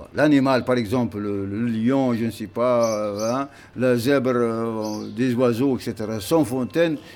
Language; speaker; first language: French; non-native, local second language; Arabic